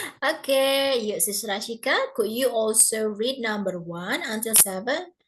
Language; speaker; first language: English; non-native, fluent; Indonesian